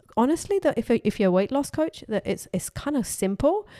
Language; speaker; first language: English; non-native, local second language; Urdu